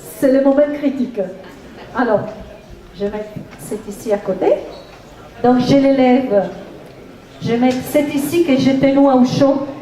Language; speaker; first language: French; non-native, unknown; Italian